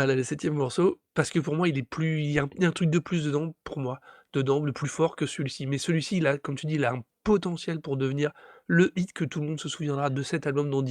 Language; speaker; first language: French; native; French